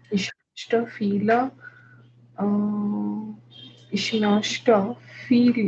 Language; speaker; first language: German; non-native, learner; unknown